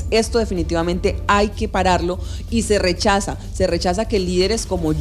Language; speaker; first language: Spanish; native; Spanish